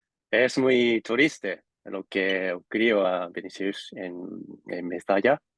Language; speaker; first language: Spanish; non-native, fluent; Japanese